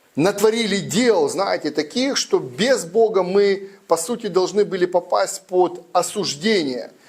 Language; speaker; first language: Russian; non-native, local second language; Ukrainian